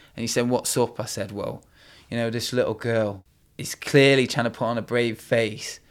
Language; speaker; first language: English; native; English